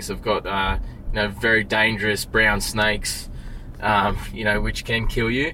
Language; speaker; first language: English; native; English